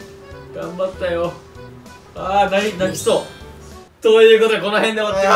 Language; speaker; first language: Japanese; native; Japanese